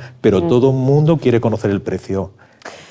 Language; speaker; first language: Spanish; native; Spanish